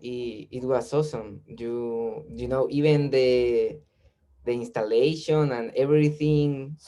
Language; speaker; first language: English; non-native, learner; Spanish